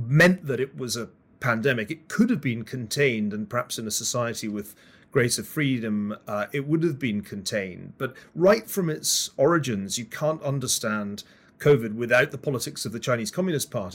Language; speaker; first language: English; native; English